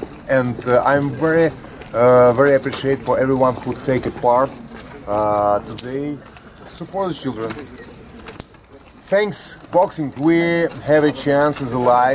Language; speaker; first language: English; non-native, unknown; Ukrainian